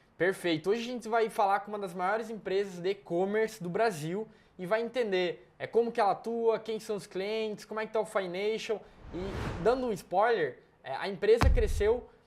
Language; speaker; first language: Portuguese; native; Portuguese